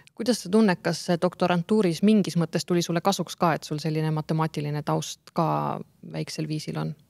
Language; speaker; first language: Estonian; native; Estonian